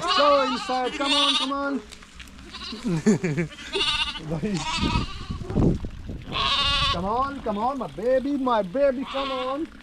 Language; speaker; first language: English; non-native, fluent; Hindi